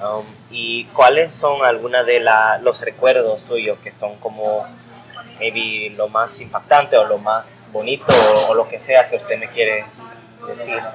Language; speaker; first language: Spanish; early bilingual, heritage; English